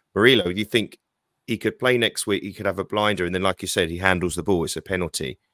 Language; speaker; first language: English; native; English